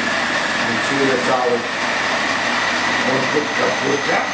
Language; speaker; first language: Polish; non-native, learner; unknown